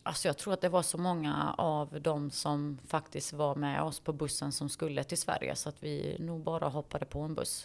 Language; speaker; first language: Swedish; early bilingual, other home language; Bosnian